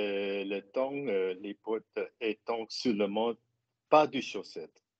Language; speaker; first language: French; non-native, learner; English